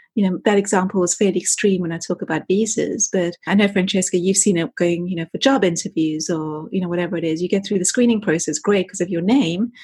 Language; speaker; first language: English; native; English